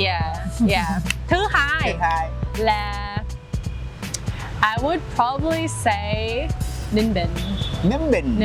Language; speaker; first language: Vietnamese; non-native, fluent; English